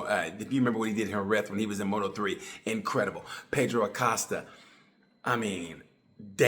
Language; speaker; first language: English; native; English